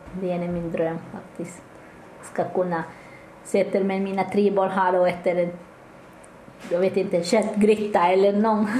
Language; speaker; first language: Swedish; non-native, fluent; Spanish